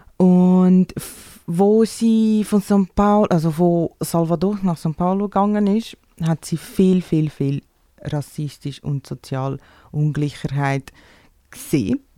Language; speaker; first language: German; non-native, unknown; Portuguese